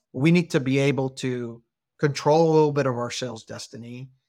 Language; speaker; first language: English; non-native, fluent; Spanish